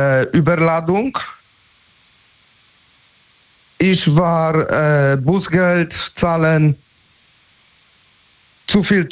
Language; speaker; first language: German; non-native, learner; Polish